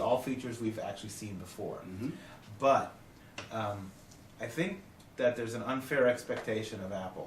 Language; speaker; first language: English; native; English